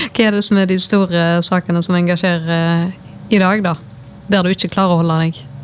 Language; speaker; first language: Norwegian; native; Norwegian